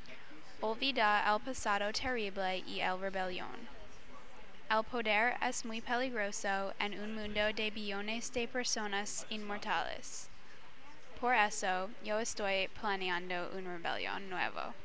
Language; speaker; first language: Spanish; non-native, learner; English